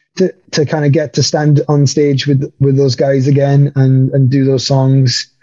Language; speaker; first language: English; native; English